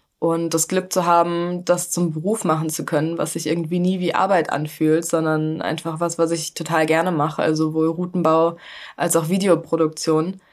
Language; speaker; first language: German; native; German